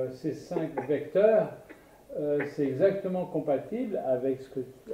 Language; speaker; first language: French; native; French